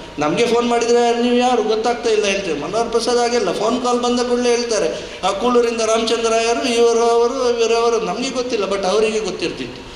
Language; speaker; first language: Kannada; non-native, local second language; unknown